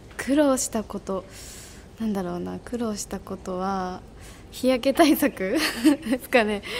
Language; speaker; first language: Japanese; native; Japanese